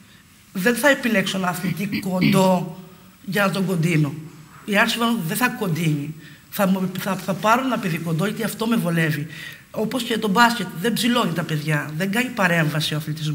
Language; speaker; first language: Greek; native; Greek